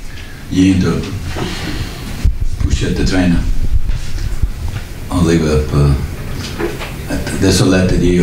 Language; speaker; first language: Swedish; non-native, learner; English